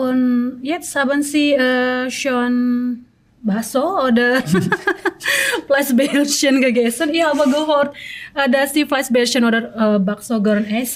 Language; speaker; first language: German; non-native, learner; Indonesian